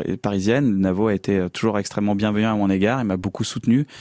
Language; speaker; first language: French; native; French